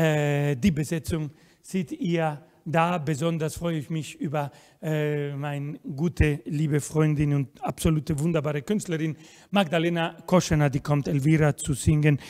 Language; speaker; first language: German; non-native, fluent; Spanish